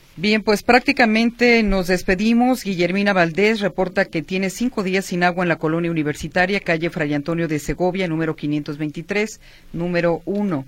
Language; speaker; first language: Spanish; native; Spanish